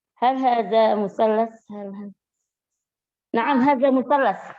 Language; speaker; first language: Arabic; non-native, learner; Indonesian